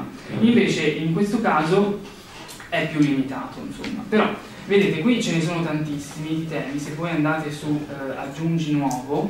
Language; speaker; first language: Italian; native; Italian